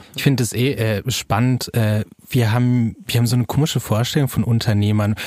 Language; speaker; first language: German; native; German